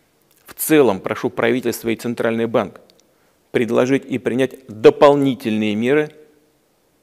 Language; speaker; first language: Russian; native; Russian